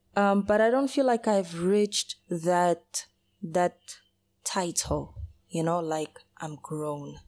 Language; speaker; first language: English; early bilingual, other home language; Portuguese